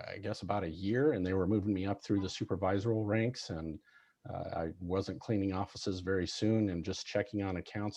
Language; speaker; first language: English; native; English